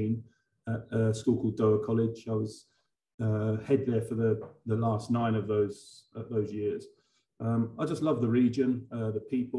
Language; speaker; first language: English; native; English